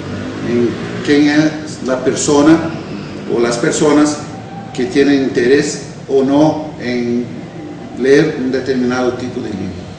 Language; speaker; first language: Spanish; non-native, fluent; Portuguese